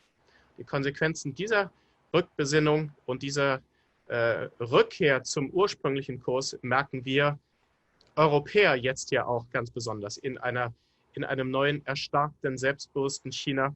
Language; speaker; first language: German; native; German